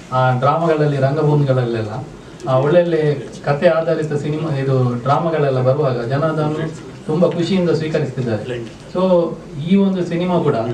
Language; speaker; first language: Kannada; non-native, local second language; Tulu